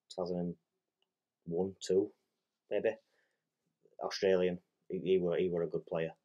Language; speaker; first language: English; native; English